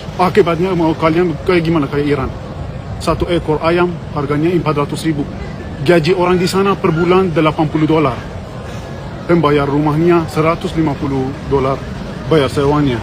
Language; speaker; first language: Indonesian; non-native, learner; Persian